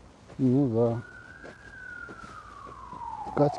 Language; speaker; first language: Russian; non-native, learner; Vietnamese